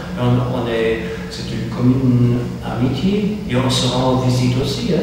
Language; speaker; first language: French; non-native, fluent; German